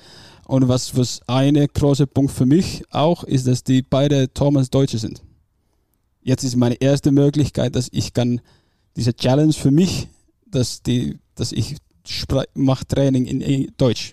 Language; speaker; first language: German; non-native, fluent; Finnish